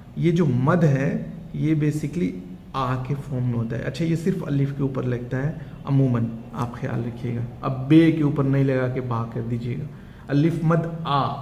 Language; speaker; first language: Hindi; native; Hindi